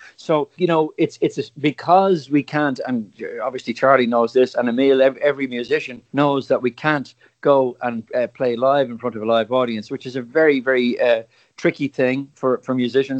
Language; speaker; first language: English; native; English